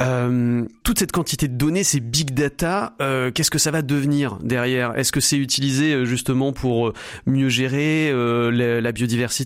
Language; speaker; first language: French; native; French